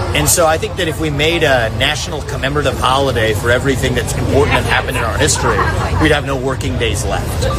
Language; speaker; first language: English; early bilingual, other home language; Hindi